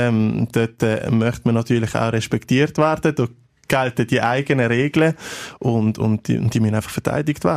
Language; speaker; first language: German; native; German